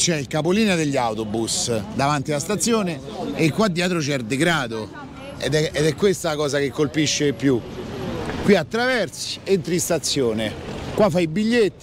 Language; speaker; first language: Italian; native; Italian